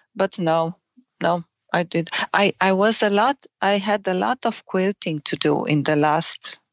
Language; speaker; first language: English; non-native, fluent; Romanian